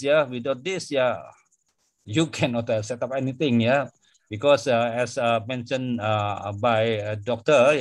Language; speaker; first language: English; non-native, fluent; Indonesian